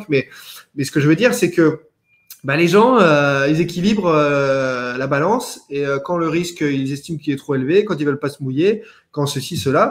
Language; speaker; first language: French; native; French